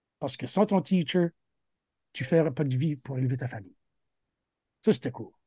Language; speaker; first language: French; native; French